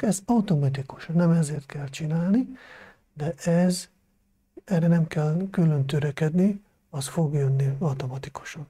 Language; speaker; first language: Hungarian; non-native, fluent; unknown